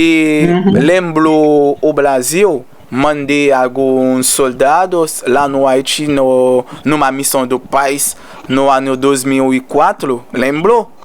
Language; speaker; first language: Portuguese; non-native, learner; Haitian Creole